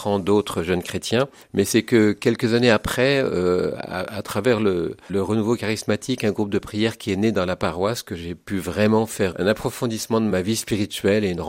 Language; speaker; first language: French; native; French